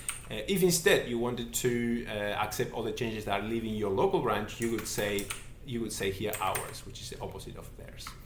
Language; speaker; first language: English; non-native, fluent; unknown